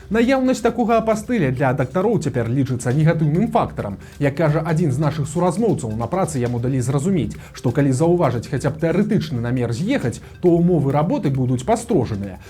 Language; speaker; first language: Belarusian; native; Belarusian